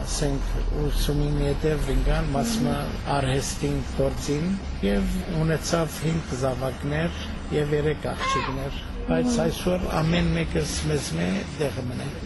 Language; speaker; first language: Armenian; early bilingual, heritage; Armenian